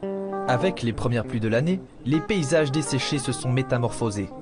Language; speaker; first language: French; native; French